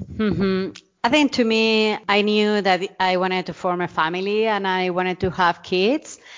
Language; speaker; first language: English; non-native, fluent; Spanish